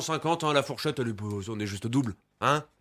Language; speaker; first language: French; native; French